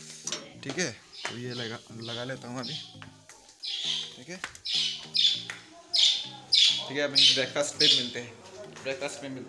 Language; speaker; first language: Hindi; non-native, local second language; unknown